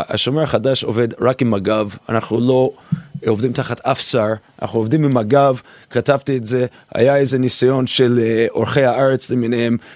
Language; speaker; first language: Hebrew; non-native, fluent; English